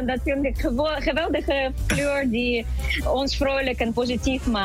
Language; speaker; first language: Dutch; non-native, fluent; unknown